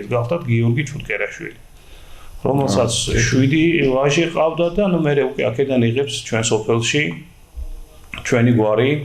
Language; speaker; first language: Georgian; native; Georgian